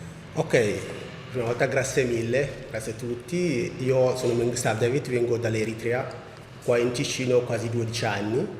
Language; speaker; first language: Italian; non-native, learner; Tigrinya